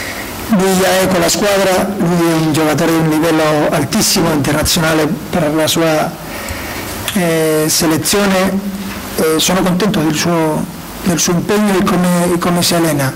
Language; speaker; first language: Italian; non-native, learner; Spanish